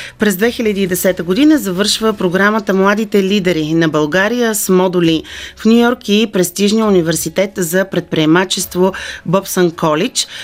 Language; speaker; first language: Bulgarian; native; Bulgarian